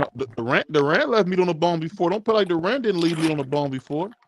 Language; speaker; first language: English; native; English